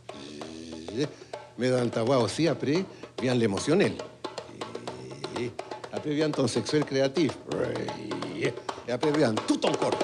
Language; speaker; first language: French; non-native, fluent; Spanish